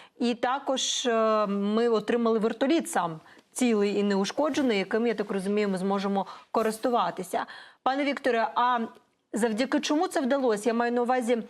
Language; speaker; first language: Ukrainian; native; Ukrainian